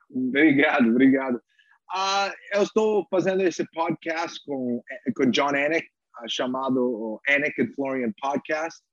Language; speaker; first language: Portuguese; non-native, fluent; English